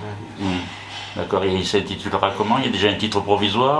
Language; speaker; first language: French; native; French